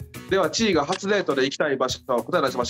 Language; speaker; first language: Japanese; native; Japanese